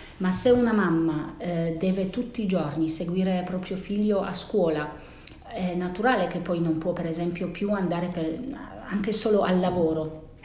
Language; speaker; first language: Italian; non-native, fluent; Polish